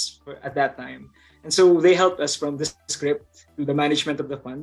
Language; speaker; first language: English; non-native, local second language; Bikol